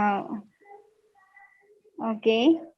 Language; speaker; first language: English; non-native, learner; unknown